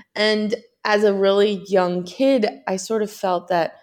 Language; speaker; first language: English; early bilingual, other home language; Spanish